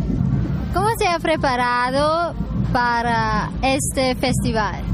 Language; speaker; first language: Spanish; non-native, learner; German